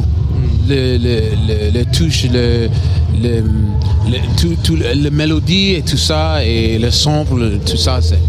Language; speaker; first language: French; non-native, learner; English